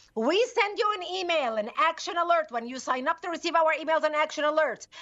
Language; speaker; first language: English; non-native, fluent; Arabic